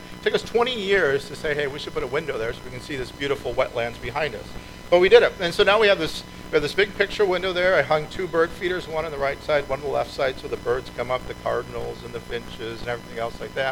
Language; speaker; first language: English; native; English